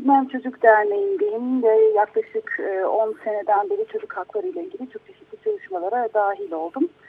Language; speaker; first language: Turkish; native; Turkish